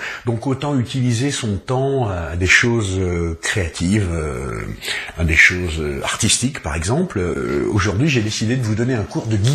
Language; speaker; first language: French; native; French